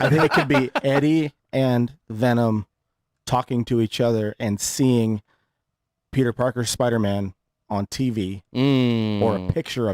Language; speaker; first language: English; native; English